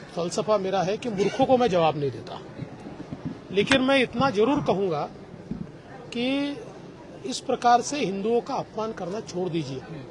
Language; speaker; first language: Hindi; non-native, local second language; Marathi